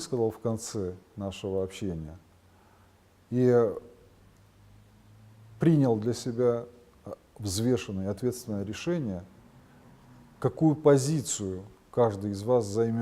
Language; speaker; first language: Russian; non-native, local second language; Ossetic